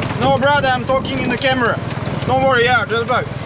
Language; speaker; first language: English; non-native, learner; Serbian